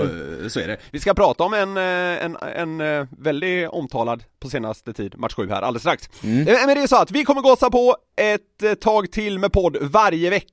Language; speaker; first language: Swedish; native; Swedish